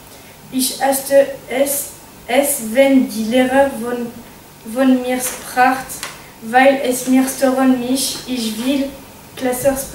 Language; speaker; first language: German; non-native, learner; French